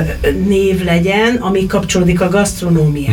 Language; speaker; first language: Hungarian; native; Hungarian